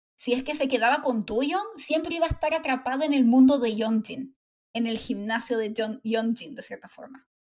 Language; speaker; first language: Spanish; native; Spanish